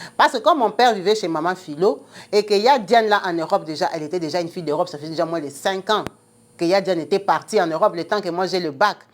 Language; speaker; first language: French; non-native, local second language; Lingala